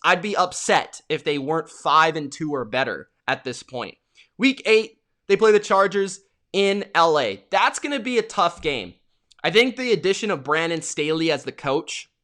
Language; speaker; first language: English; native; English